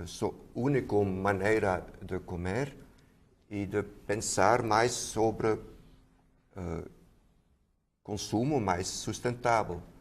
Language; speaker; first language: Portuguese; non-native, fluent; Dutch